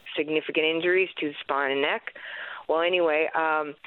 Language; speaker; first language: English; native; English